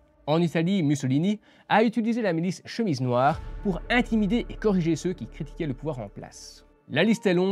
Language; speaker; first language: French; native; French